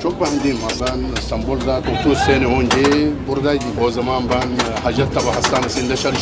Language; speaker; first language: Turkish; non-native, learner; Arabic